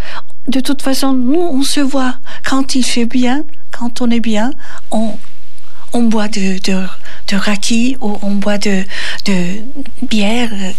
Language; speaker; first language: French; non-native, learner; Turkish